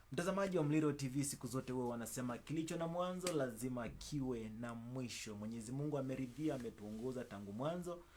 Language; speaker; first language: Swahili; non-native, local second language; Luyia